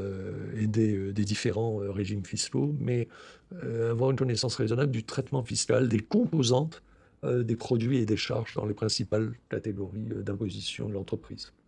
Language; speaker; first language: French; native; French